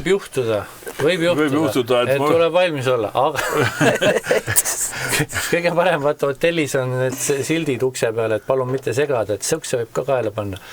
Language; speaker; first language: Estonian; native; Estonian